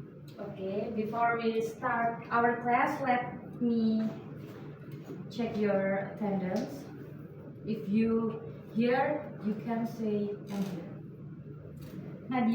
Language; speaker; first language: English; non-native, learner; Indonesian